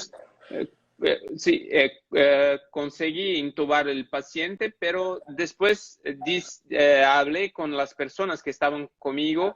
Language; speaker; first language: Spanish; non-native, fluent; Portuguese